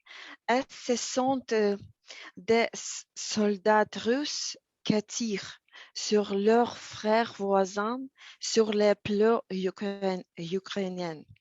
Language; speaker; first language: French; non-native, learner; Russian